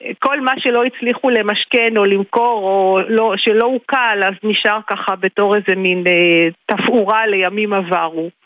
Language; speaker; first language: Hebrew; native; Hebrew